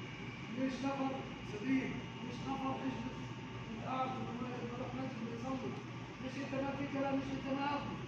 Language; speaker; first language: Arabic; non-native, learner; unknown